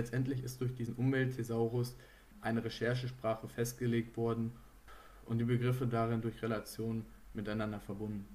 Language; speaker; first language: German; native; German